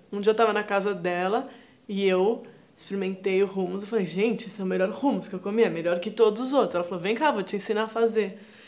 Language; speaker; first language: Portuguese; native; Portuguese